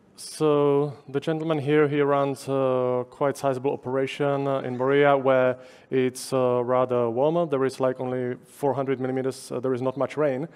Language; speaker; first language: English; non-native, fluent; Czech